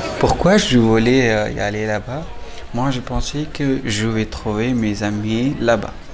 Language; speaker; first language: French; non-native, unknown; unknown